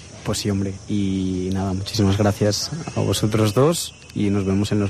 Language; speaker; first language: Spanish; native; Spanish